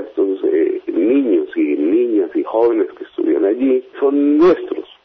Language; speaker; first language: Spanish; native; Spanish